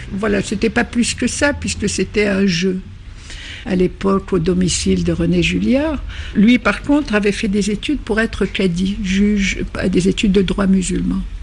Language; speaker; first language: French; non-native, local second language; Arabic